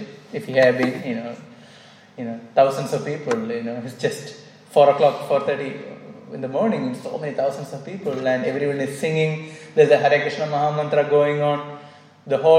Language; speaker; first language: English; non-native, local second language; Malayalam